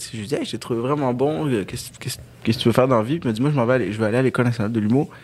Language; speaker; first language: French; early bilingual, other home language; Arabic